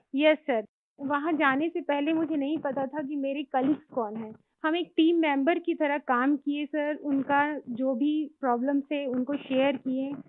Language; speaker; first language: Hindi; native; Hindi